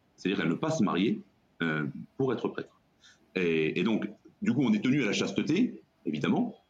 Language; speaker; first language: French; native; French